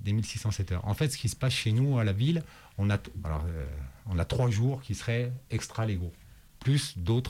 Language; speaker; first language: French; native; French